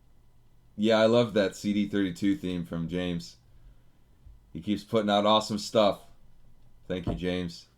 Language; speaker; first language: English; native; English